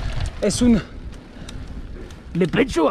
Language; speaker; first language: Spanish; non-native, learner; French